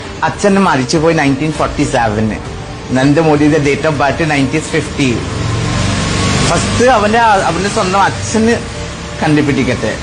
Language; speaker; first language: Malayalam; non-native, fluent; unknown